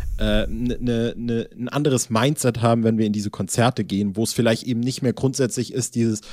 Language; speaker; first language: German; native; German